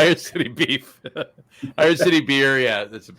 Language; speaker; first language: English; native; English